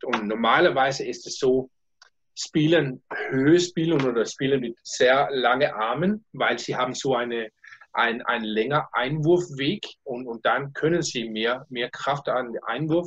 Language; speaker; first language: German; non-native, learner; Danish